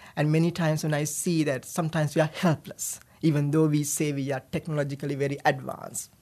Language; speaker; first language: English; non-native, local second language; Sinhala